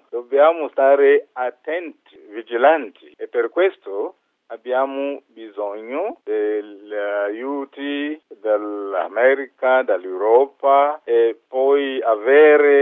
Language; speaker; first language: Italian; non-native, fluent; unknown